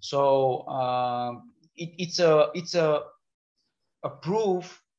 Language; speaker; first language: English; non-native, fluent; Bulgarian